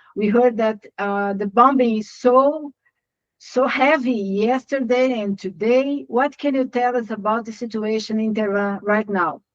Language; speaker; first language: English; non-native, fluent; Portuguese